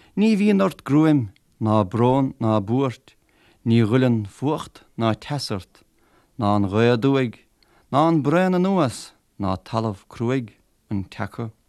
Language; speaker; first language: Irish; native; Irish